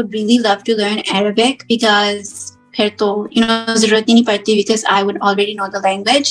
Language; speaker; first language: English; native; English